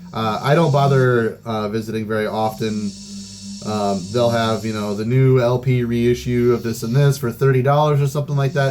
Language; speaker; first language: English; native; English